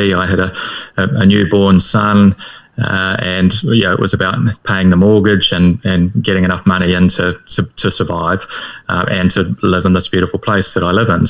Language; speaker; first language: English; native; English